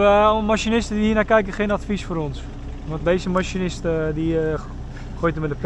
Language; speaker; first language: Dutch; native; Dutch